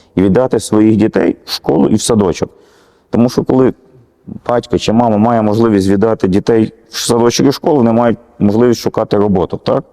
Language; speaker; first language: Ukrainian; native; Ukrainian